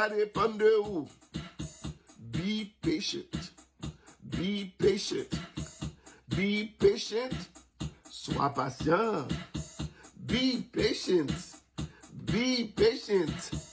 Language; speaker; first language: French; non-native, local second language; Haitian Creole